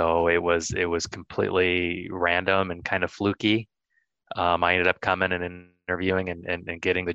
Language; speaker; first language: English; native; English